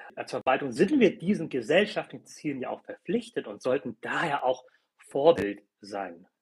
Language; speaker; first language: German; early bilingual, other home language; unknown